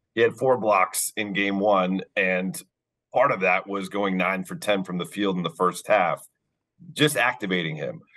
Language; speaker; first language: English; native; English